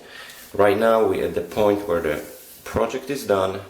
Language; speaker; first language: English; non-native, fluent; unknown